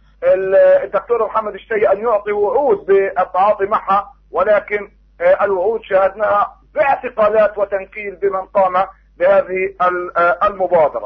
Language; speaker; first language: Arabic; native; Arabic